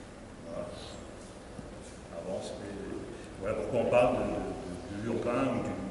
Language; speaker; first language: French; native; French